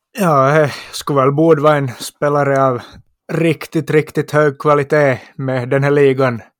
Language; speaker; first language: Swedish; native; Swedish